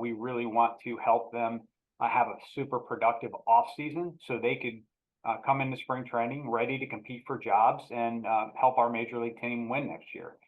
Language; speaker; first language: English; native; English